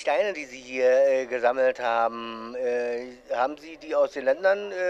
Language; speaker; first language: German; native; German